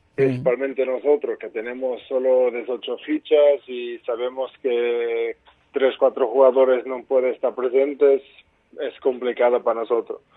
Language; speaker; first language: Spanish; non-native, fluent; Portuguese